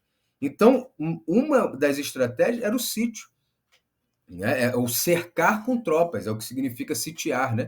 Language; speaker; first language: Portuguese; native; Portuguese